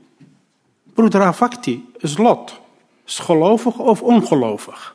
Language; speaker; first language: Dutch; non-native, learner; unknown